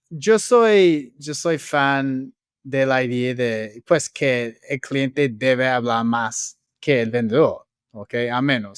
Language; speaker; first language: Spanish; non-native, fluent; English